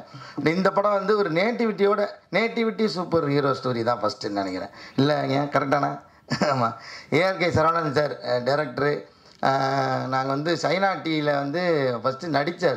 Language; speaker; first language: Tamil; native; Tamil